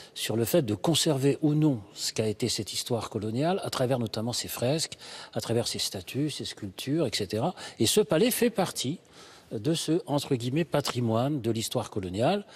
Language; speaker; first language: French; native; French